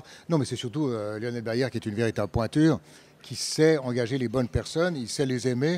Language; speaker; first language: French; native; French